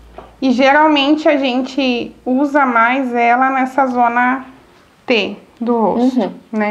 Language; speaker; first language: Portuguese; native; Portuguese